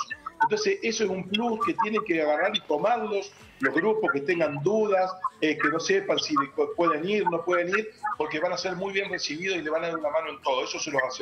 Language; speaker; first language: Spanish; native; Spanish